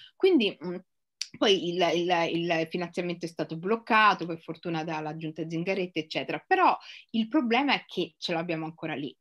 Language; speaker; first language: Italian; native; Italian